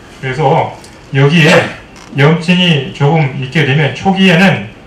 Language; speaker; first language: Korean; native; Korean